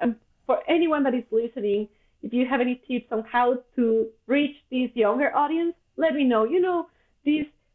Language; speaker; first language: English; non-native, fluent; Spanish